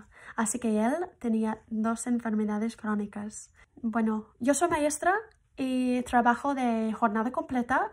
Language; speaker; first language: Spanish; non-native, fluent; English